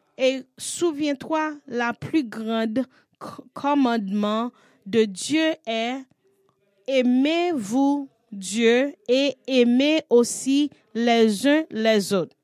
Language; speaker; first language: French; non-native, learner; English